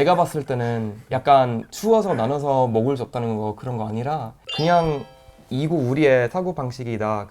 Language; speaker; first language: Korean; non-native, fluent; Swedish